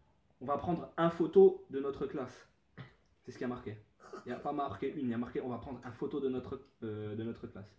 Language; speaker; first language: French; native; French